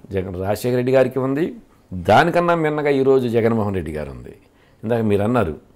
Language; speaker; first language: Telugu; native; Telugu